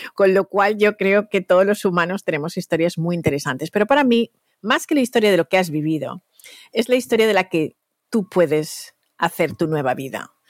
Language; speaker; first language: Spanish; native; Spanish